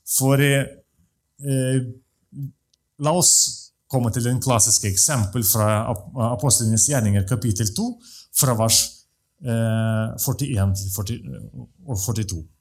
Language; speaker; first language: Norwegian; non-native, fluent; Russian